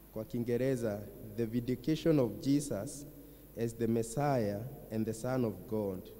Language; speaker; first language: English; non-native, local second language; Kikuyu